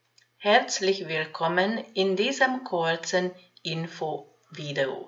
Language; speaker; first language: German; non-native, fluent; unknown